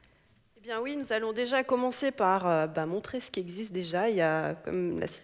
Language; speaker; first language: French; native; French